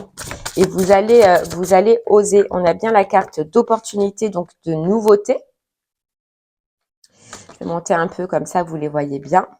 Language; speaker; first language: French; native; French